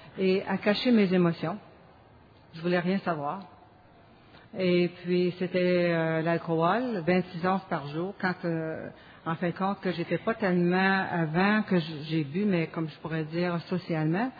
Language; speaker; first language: French; native; French